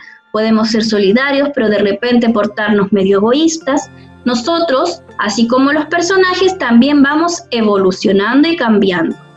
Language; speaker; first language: Spanish; native; Spanish